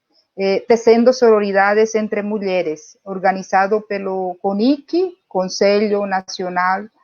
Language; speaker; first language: Portuguese; non-native, fluent; Spanish